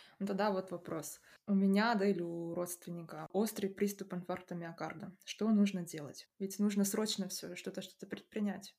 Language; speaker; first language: Russian; native; Russian